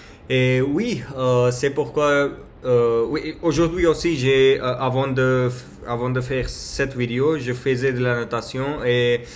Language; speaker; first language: French; non-native, learner; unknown